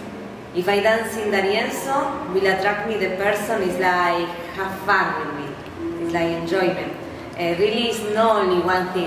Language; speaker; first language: English; non-native, learner; Spanish